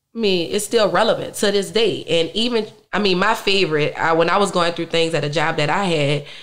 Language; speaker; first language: English; native; English